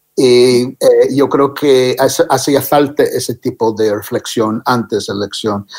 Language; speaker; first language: Spanish; non-native, fluent; English